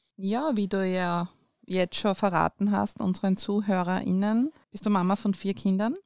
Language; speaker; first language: German; native; German